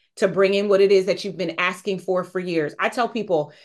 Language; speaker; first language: English; native; English